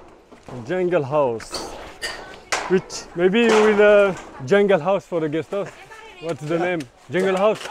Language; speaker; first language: English; non-native, learner; French